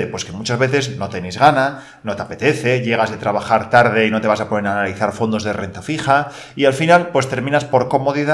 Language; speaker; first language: Spanish; native; Spanish